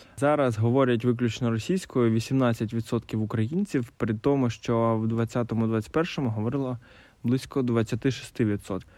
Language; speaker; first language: Ukrainian; non-native, local second language; Russian